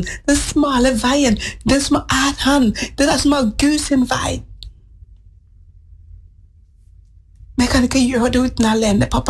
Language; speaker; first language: Norwegian; non-native, fluent; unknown